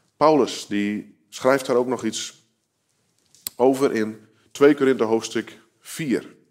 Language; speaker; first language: Dutch; native; Dutch